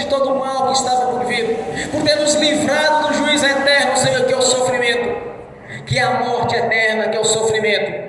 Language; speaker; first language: Portuguese; native; Portuguese